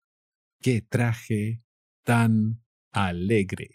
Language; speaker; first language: Spanish; native; Spanish